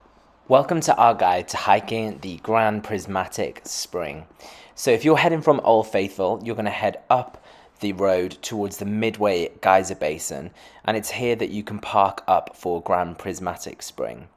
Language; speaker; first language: English; native; English